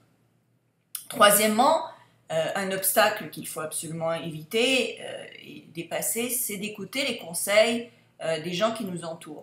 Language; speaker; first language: French; native; French